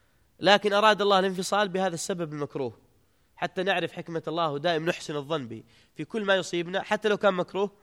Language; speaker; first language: Arabic; native; Arabic